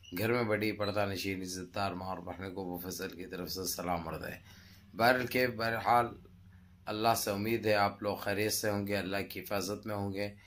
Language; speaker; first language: Urdu; native; Urdu